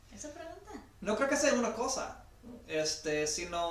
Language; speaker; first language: Spanish; non-native, fluent; English